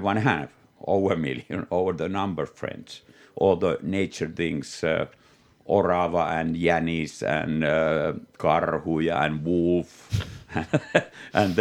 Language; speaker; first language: English; non-native, learner; Finnish